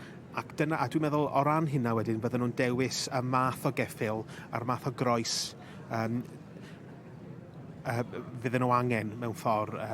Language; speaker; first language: Welsh; native; Welsh